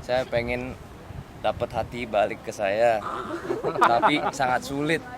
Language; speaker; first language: Indonesian; non-native, learner; Korean